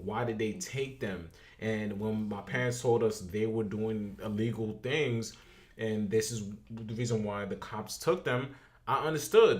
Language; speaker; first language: English; native; English